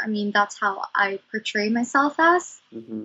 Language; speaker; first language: English; non-native, local second language; Cebuano